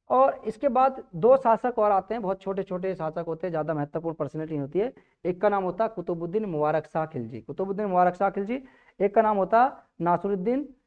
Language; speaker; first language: Hindi; native; Hindi